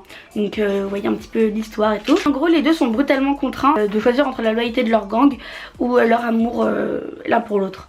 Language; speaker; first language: French; native; French